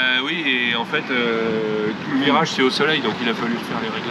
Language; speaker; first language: French; native; French